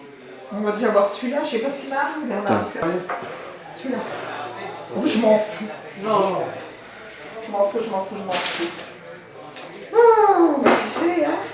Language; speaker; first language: French; native; French